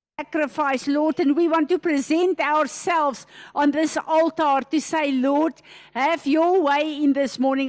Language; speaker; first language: English; non-native, local second language; Afrikaans